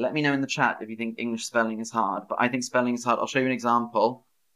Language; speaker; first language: English; native; English